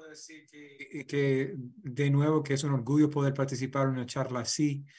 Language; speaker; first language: Spanish; non-native, fluent; English